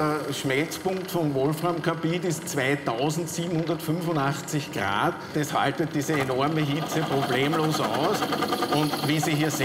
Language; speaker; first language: German; native; German